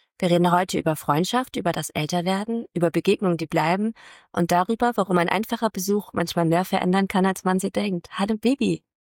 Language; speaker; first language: German; native; German